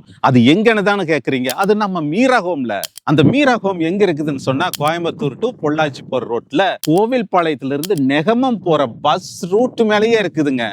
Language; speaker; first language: Tamil; native; Tamil